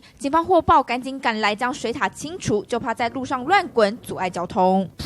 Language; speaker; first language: Chinese; native; Chinese